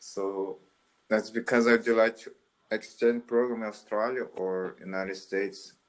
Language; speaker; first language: English; non-native, learner; Portuguese